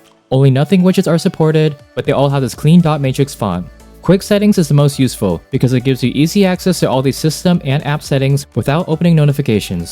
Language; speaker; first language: English; native; English